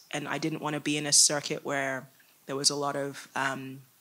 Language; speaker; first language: English; native; English